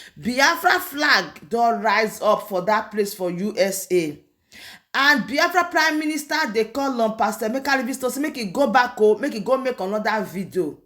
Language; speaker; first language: Nigerian Pidgin; non-native, local second language; Igbo